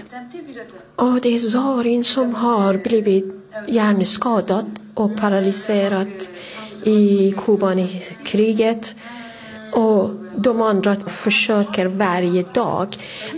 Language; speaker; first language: Swedish; non-native, fluent; Persian